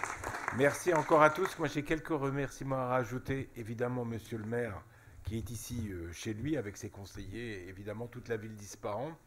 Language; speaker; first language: French; native; French